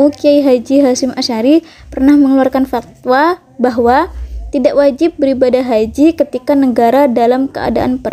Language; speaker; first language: Indonesian; native; Indonesian